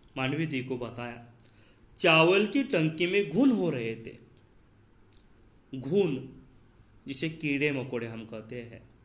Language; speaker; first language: Hindi; non-native, local second language; Marathi